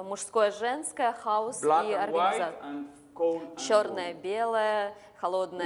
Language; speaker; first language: Russian; native; Russian